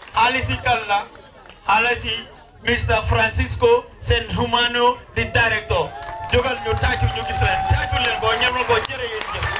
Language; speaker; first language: Wolof; native; Wolof